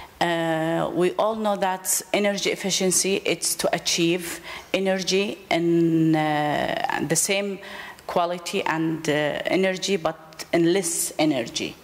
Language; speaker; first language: English; non-native, learner; Arabic